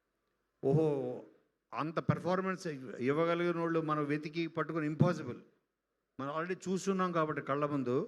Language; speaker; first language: Telugu; native; Telugu